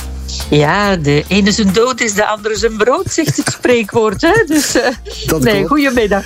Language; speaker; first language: Dutch; native; Dutch